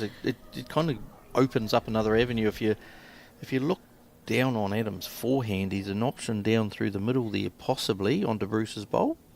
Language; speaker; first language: English; native; English